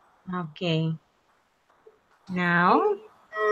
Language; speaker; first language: English; non-native, fluent; Spanish